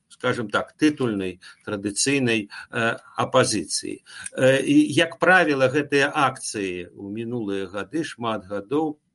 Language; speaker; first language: Belarusian; non-native, local second language; Russian